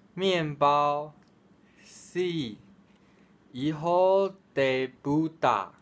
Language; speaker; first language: Spanish; non-native, learner; Chinese